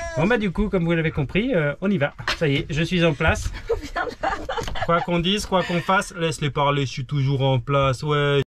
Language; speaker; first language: French; native; French